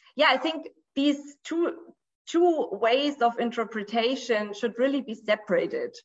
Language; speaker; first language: English; non-native, fluent; Portuguese